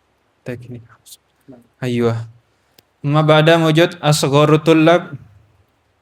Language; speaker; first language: Arabic; non-native, learner; Indonesian